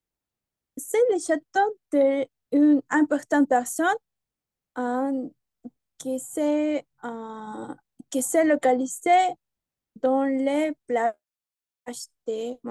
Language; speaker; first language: French; non-native, learner; Spanish